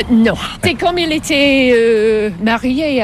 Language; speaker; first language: French; non-native, fluent; English